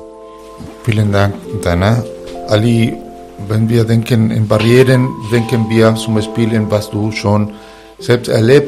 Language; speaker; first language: German; non-native, fluent; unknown